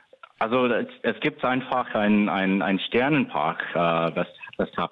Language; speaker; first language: German; non-native, fluent; English